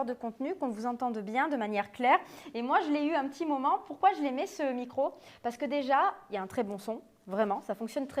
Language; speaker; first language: French; native; French